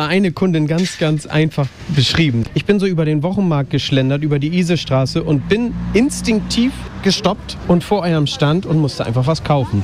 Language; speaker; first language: German; native; German